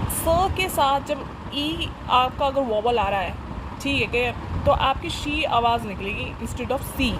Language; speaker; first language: Hindi; native; Hindi